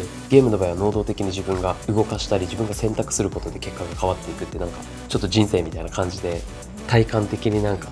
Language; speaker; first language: Japanese; native; Japanese